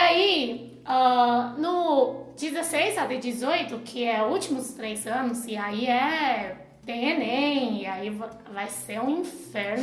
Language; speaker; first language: Portuguese; non-native, fluent; Chinese